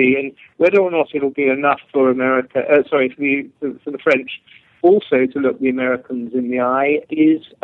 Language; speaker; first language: English; native; English